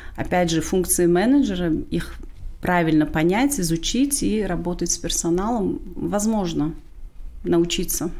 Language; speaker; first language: Russian; non-native, local second language; Tajik